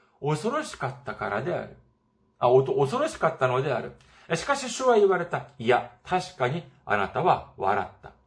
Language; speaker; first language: Japanese; non-native, fluent; Korean